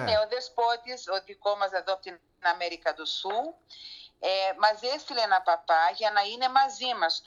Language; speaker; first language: Greek; early bilingual, heritage; Greek